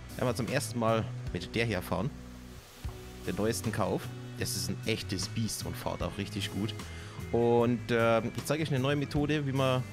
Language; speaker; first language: German; native; German